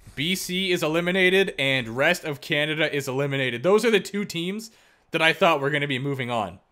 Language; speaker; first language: English; native; English